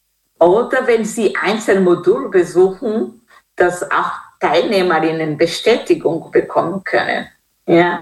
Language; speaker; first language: German; non-native, fluent; Kinyarwanda